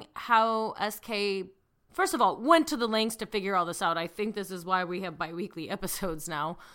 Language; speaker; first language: English; early bilingual, other home language; Hindi